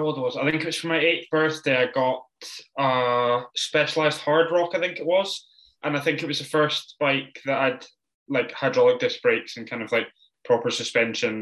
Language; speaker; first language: English; native; English